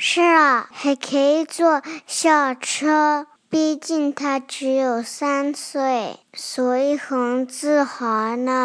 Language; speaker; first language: Chinese; early bilingual, heritage; Chinese